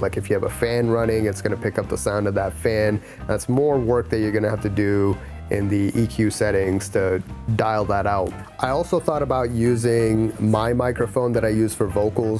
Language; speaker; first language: English; native; English